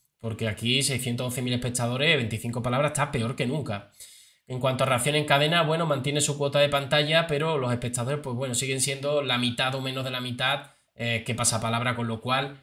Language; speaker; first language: Spanish; native; Spanish